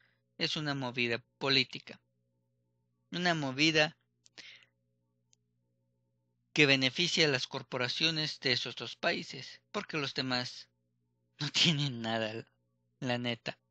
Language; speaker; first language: Spanish; native; Spanish